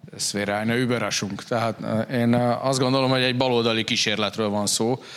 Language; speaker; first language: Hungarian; native; Hungarian